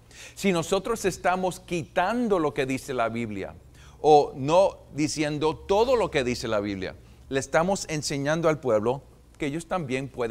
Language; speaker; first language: Spanish; non-native, fluent; English